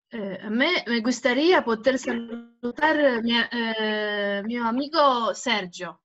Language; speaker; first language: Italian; non-native, local second language; Romanian